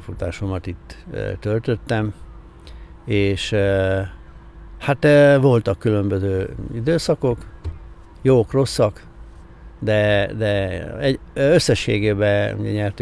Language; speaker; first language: Hungarian; native; Hungarian